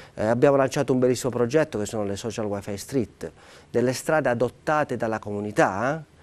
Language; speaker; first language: Italian; native; Italian